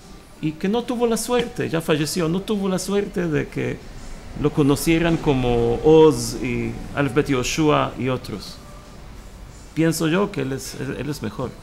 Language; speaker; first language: Spanish; early bilingual, heritage; Hebrew